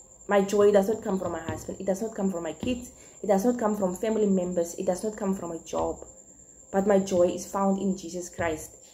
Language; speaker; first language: English; non-native, local second language; Afrikaans